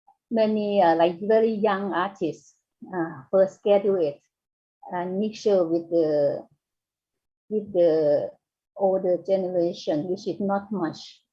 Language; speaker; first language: English; non-native, fluent; Thai